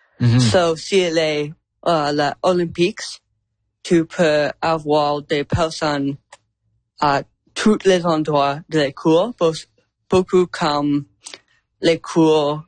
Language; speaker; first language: French; non-native, learner; English